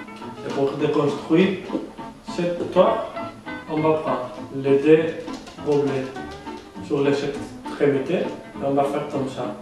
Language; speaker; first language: French; non-native, learner; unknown